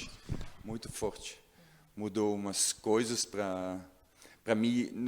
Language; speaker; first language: Portuguese; non-native, learner; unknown